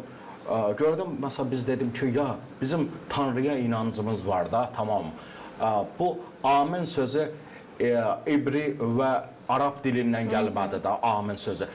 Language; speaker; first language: Azerbaijani; native; Azerbaijani